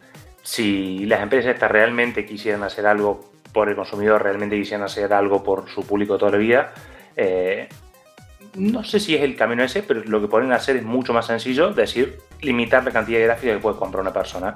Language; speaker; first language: Spanish; native; Spanish